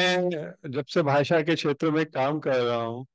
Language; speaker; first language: Hindi; native; Hindi